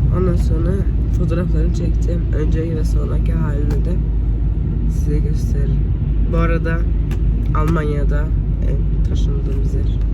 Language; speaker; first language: Turkish; early bilingual, heritage; Turkish